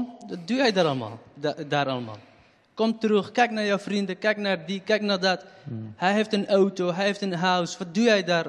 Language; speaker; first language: Dutch; non-native, fluent; Kurdish